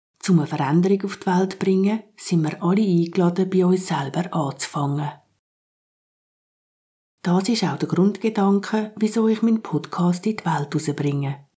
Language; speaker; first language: German; native; German